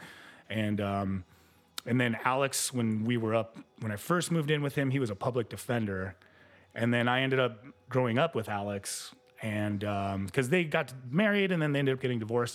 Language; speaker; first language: English; early bilingual, other home language; Spanish